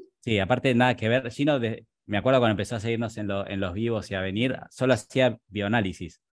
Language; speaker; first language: Spanish; native; Spanish